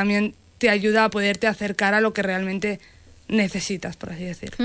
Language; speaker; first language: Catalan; non-native, local second language; Spanish